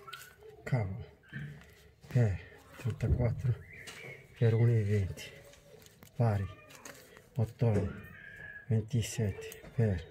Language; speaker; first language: Italian; non-native, fluent; Arabic